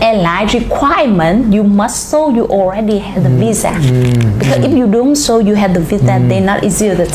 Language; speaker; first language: English; non-native, learner; Vietnamese